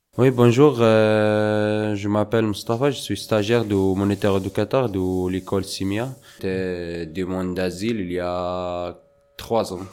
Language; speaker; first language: French; non-native, learner; Arabic